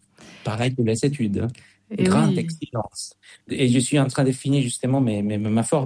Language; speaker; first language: French; non-native, fluent; Spanish